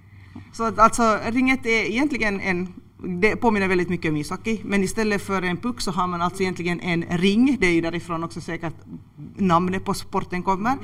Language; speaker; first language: Swedish; native; Swedish